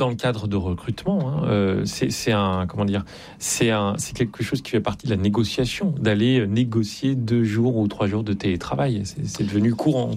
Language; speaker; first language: French; native; French